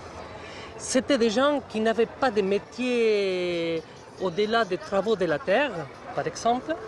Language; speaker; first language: French; non-native, fluent; Spanish